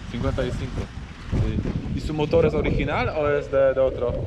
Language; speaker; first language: Spanish; non-native, learner; Polish